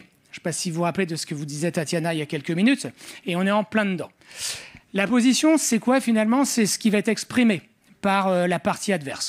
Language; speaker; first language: French; native; French